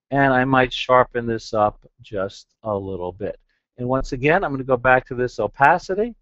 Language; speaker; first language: English; native; English